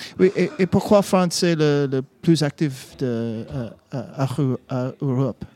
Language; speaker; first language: French; non-native, learner; English